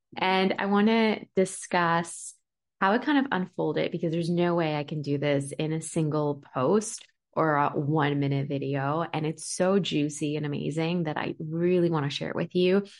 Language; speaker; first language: English; early bilingual, other home language; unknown